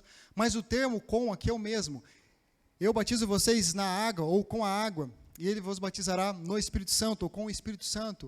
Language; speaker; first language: Portuguese; native; Portuguese